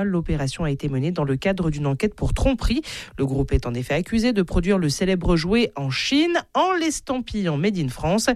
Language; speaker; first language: French; native; French